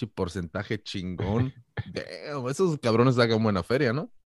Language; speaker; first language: Spanish; native; Spanish